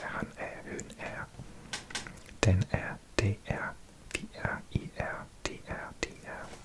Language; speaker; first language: Danish; non-native, learner; English